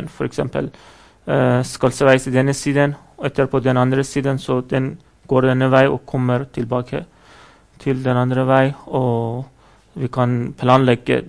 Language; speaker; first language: Swedish; non-native, fluent; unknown